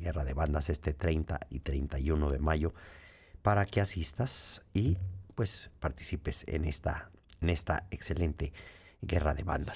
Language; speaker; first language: Spanish; native; Spanish